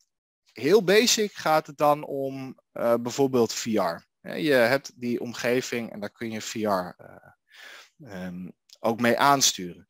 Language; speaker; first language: Dutch; native; Dutch